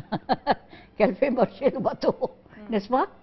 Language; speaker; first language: French; non-native, learner; Arabic